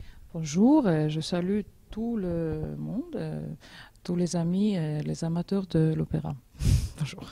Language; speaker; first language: French; non-native, learner; Georgian